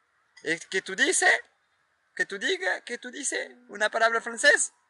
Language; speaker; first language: Spanish; non-native, learner; French